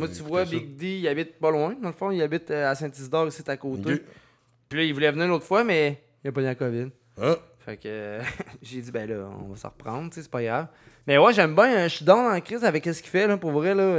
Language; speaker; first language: French; native; French